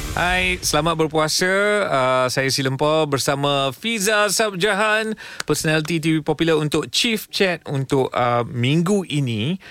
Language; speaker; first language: Malay; non-native, local second language; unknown